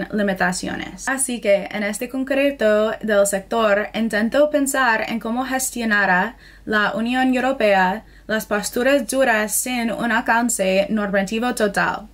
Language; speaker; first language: Spanish; non-native, fluent; English